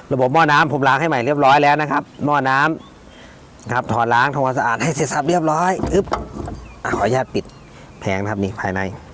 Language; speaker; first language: Thai; non-native, local second language; Northeastern Thai